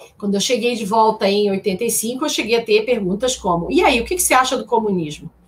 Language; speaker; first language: Portuguese; native; Portuguese